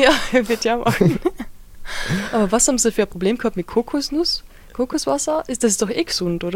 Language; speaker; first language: German; native; German